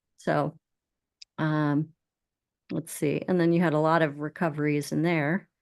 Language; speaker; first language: English; native; English